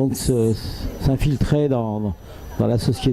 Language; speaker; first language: French; native; French